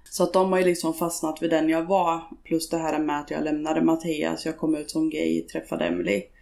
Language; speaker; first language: Swedish; native; Swedish